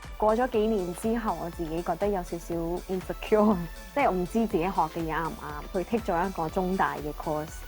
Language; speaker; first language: Cantonese; non-native, fluent; Chinese